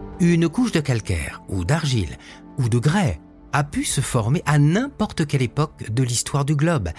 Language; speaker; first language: French; native; French